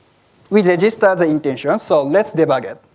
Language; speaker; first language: English; non-native, fluent; Japanese